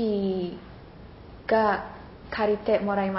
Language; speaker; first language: Japanese; non-native, learner; Indonesian